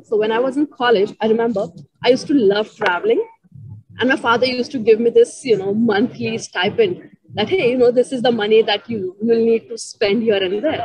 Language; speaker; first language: English; non-native, local second language; Marathi